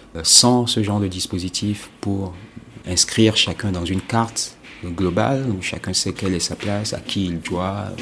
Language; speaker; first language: French; non-native, local second language; Ewe